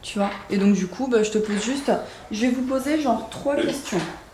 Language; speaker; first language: French; native; French